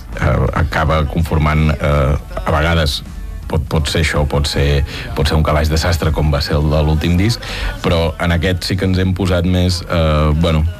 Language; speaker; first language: Catalan; native; Catalan